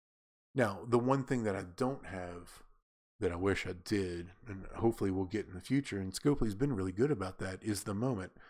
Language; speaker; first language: English; native; English